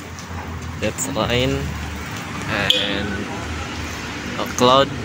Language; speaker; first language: English; non-native, learner; Indonesian